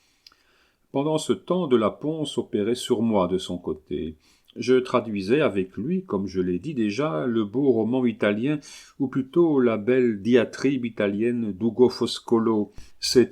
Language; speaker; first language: French; native; French